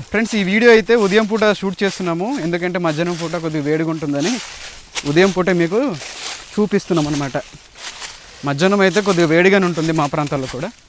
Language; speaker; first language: Telugu; native; Telugu